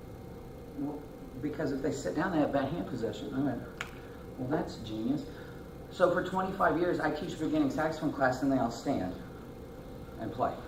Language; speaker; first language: English; native; English